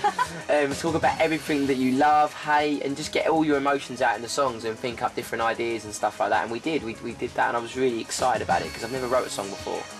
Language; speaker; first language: English; native; English